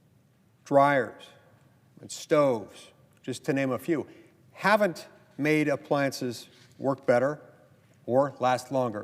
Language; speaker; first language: English; native; English